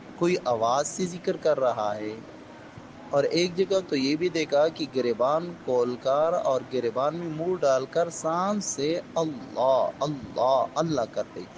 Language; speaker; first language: Urdu; native; Urdu